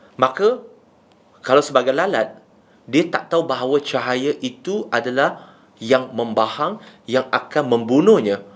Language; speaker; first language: Malay; non-native, local second language; Chinese